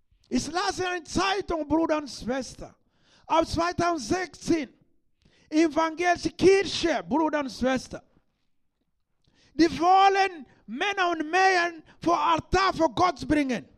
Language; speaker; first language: German; non-native, learner; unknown